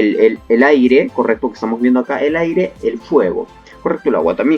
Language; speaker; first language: Spanish; native; Spanish